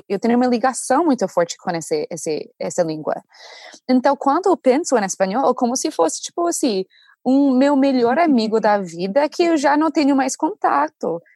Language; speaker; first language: Portuguese; non-native, fluent; English